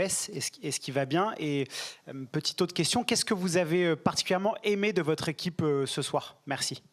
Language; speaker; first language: French; native; French